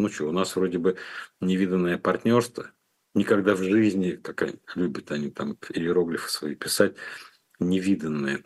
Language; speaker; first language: Russian; native; Russian